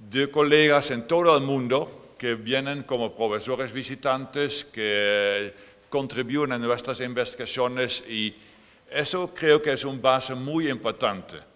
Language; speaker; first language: Spanish; non-native, fluent; Dutch